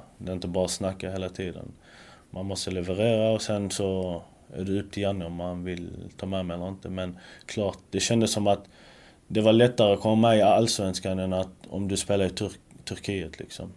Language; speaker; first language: Swedish; early bilingual, other home language; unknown